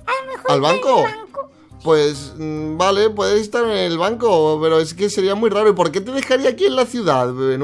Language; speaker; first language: Spanish; native; Spanish